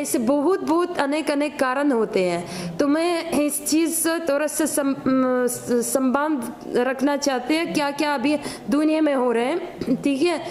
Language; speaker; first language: Hindi; non-native, learner; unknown